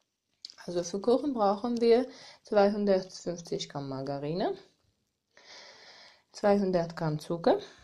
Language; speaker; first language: German; non-native, learner; Armenian